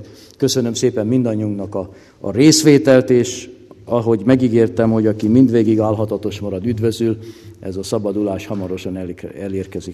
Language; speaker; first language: Hungarian; native; Hungarian